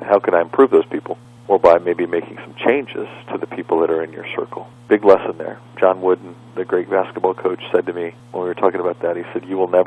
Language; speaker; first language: English; native; English